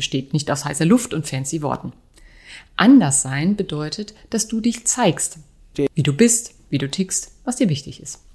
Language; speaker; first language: German; native; German